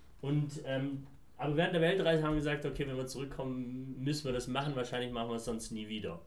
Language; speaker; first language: German; early bilingual, other home language; Persian